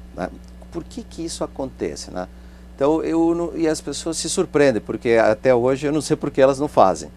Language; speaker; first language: Portuguese; non-native, fluent; Spanish